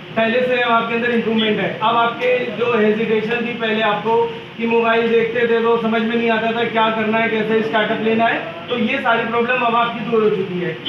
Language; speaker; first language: Hindi; native; Hindi